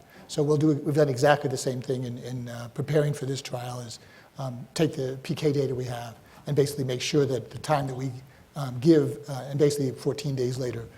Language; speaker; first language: English; native; English